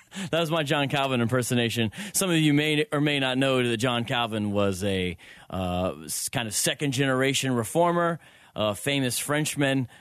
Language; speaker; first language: English; native; English